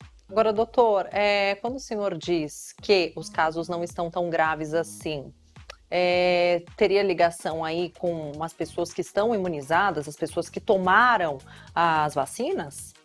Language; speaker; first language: Portuguese; native; Portuguese